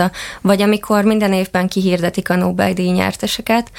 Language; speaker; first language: Hungarian; native; Hungarian